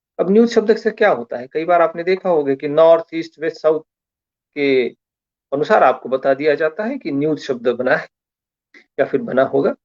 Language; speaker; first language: Hindi; non-native, local second language; Marathi